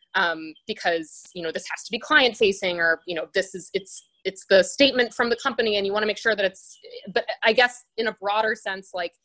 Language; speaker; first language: English; native; English